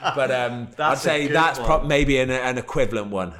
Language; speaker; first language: English; native; English